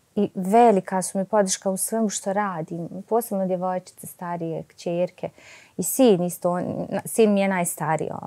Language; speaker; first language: Croatian; native; Croatian